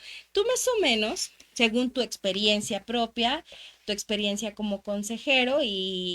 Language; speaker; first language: Spanish; native; Spanish